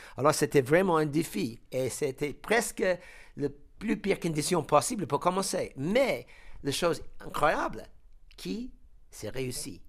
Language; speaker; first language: French; non-native, fluent; English